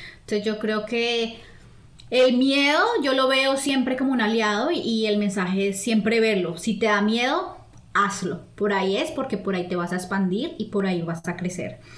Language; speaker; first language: Spanish; native; Spanish